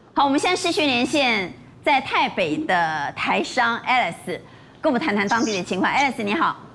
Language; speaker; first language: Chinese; native; Chinese